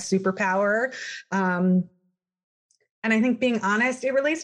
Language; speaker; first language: English; native; English